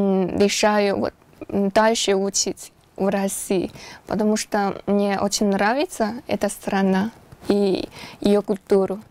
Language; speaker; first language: Russian; non-native, learner; Chinese